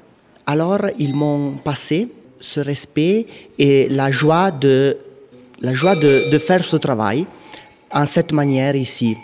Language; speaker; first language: French; non-native, local second language; Italian